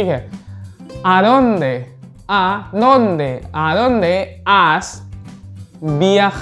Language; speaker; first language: Spanish; non-native, learner; Hindi